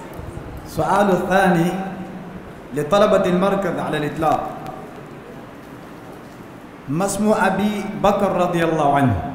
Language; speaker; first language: Arabic; non-native, fluent; Urdu